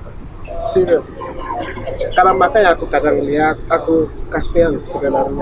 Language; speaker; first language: Indonesian; non-native, fluent; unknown